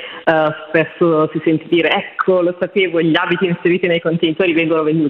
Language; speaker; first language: Italian; native; Italian